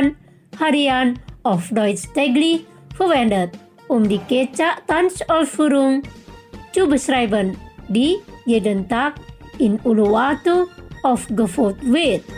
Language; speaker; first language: German; non-native, fluent; Indonesian